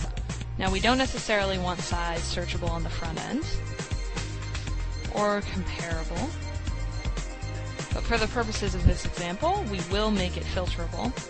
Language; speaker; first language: English; native; English